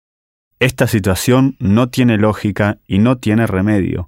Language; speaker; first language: Spanish; non-native, learner; English